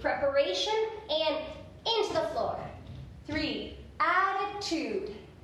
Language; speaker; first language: English; native; English